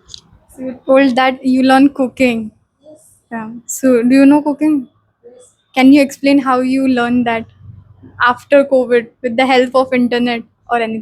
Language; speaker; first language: English; non-native, local second language; Marathi